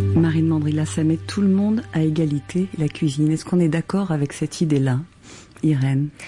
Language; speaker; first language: French; native; French